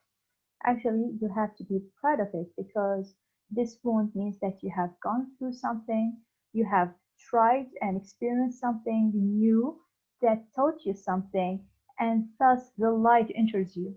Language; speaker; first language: English; non-native, fluent; Arabic